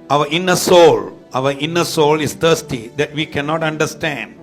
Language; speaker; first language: English; non-native, local second language; Tamil